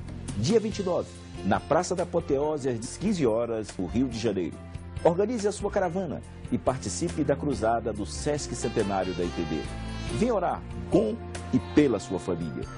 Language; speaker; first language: Portuguese; native; Portuguese